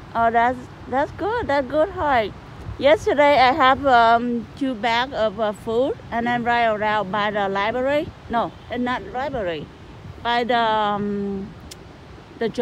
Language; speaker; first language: English; non-native, learner; Vietnamese